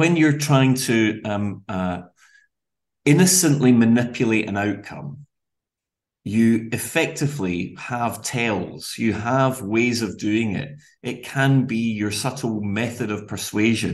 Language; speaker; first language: English; native; English